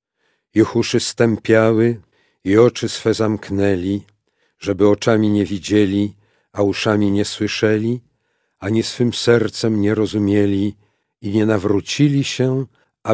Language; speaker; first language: Polish; native; Polish